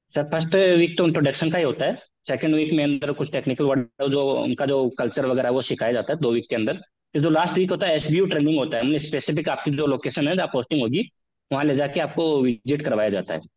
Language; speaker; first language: Hindi; native; Hindi